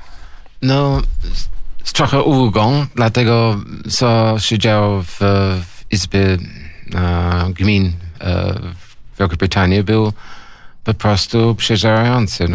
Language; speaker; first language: Polish; non-native, fluent; English